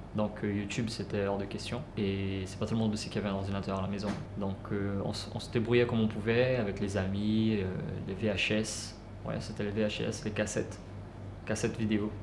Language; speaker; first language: French; early bilingual, other home language; Portuguese